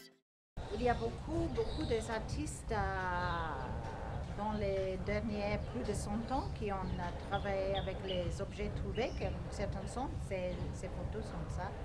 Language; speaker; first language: French; non-native, fluent; English